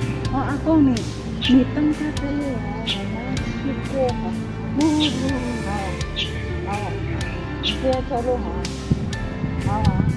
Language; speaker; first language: Chinese; non-native, learner; Indonesian